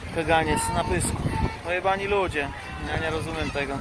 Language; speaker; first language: Polish; native; Polish